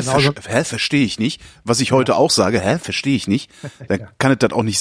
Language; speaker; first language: German; native; German